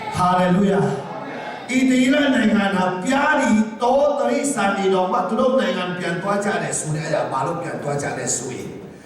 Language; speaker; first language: Burmese; non-native, local second language; Tedim Chin